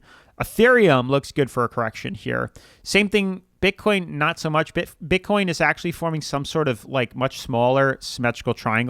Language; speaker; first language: English; native; English